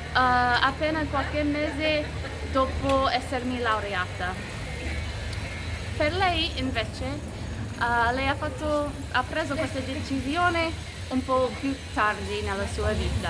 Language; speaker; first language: Italian; non-native, fluent; English